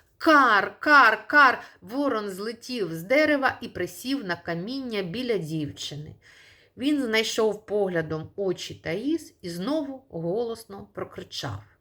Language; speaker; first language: Ukrainian; non-native, local second language; Russian